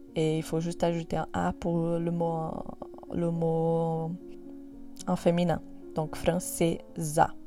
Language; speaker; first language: French; non-native, fluent; Portuguese